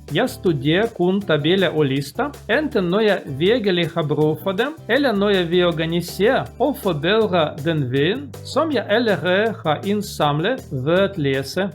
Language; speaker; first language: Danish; non-native, learner; Russian